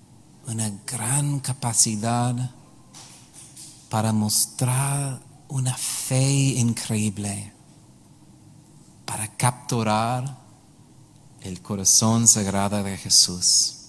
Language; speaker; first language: Spanish; non-native, learner; English